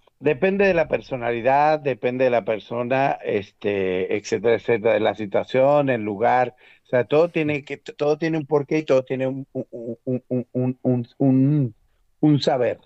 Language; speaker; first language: Spanish; native; Spanish